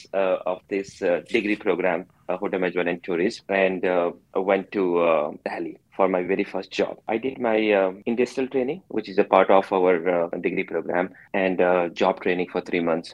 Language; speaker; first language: English; non-native, local second language; Hindi